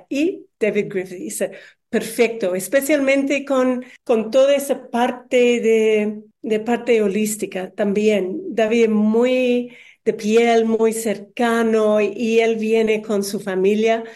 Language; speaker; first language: Spanish; non-native, learner; English